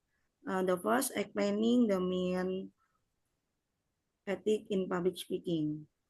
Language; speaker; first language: English; non-native, learner; Indonesian